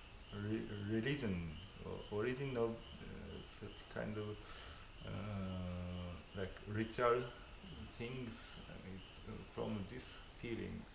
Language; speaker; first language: English; non-native, fluent; Japanese